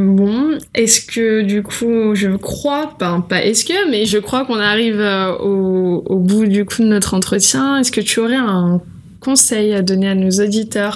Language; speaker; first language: French; native; French